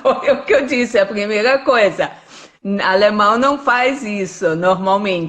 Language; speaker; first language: Portuguese; non-native, fluent; German